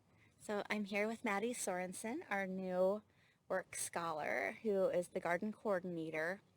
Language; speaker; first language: English; native; English